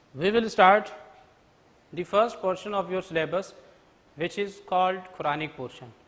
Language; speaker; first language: English; non-native, local second language; Urdu